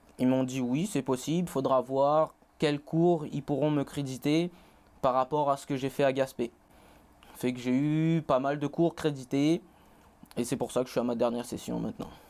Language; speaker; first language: French; native; French